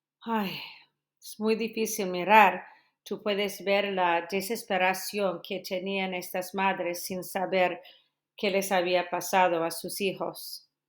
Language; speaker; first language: Spanish; non-native, fluent; English